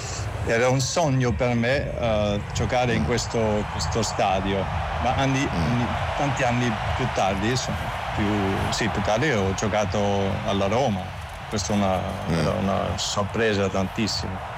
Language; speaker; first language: Italian; non-native, fluent; German